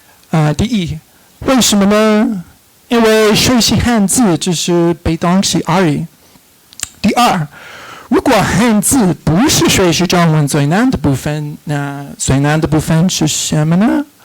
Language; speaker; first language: Chinese; non-native, fluent; English